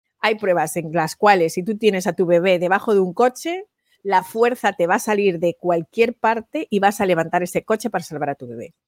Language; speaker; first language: Spanish; native; Spanish